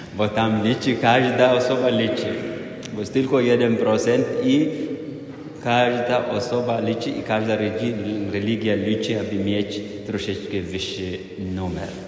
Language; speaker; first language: Polish; non-native, fluent; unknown